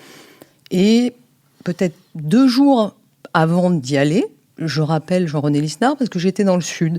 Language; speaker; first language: French; native; French